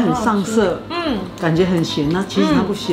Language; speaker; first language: Chinese; native; Chinese